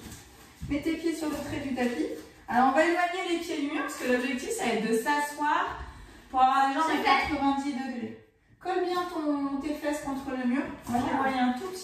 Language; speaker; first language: French; native; French